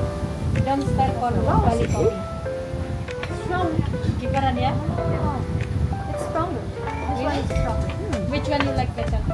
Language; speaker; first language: English; non-native, learner; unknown